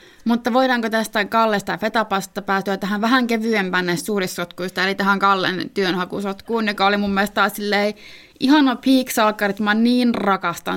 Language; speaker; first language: Finnish; native; Finnish